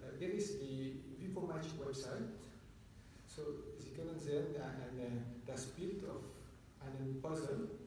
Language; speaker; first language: German; non-native, fluent; Indonesian